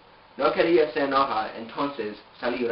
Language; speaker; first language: Spanish; non-native, learner; English